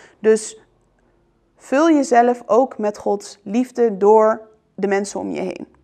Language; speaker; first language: Dutch; early bilingual, other home language; Arabic